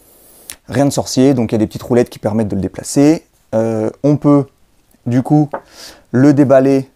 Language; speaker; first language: French; native; French